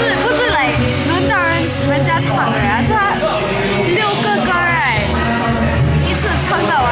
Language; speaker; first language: Chinese; native; Chinese